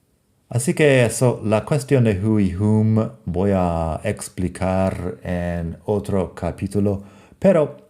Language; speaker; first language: Spanish; non-native, fluent; English